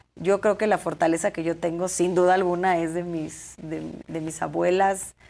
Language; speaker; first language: Spanish; native; Spanish